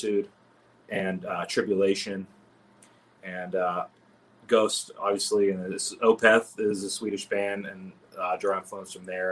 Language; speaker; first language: English; native; English